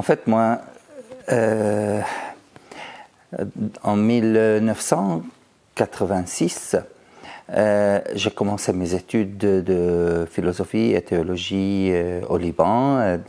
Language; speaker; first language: French; non-native, fluent; Arabic